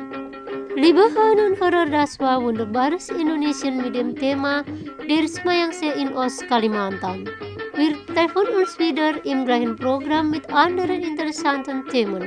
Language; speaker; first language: German; non-native, fluent; Indonesian